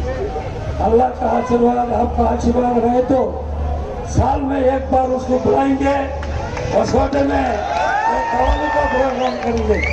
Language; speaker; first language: Hindi; non-native, local second language; Kannada